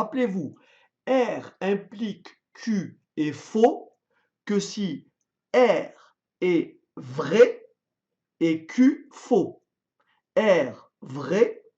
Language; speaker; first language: French; native; French